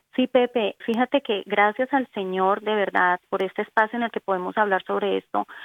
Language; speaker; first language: Spanish; native; Spanish